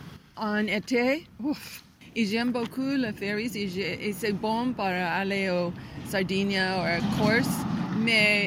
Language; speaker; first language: French; non-native, learner; English